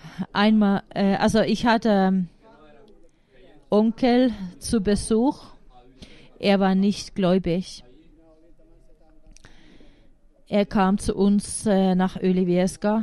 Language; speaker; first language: German; non-native, fluent; Finnish